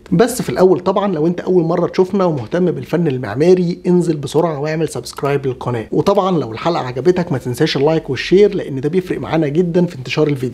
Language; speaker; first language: Arabic; native; Arabic